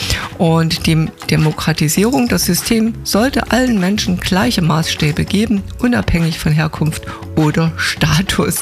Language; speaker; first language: German; native; German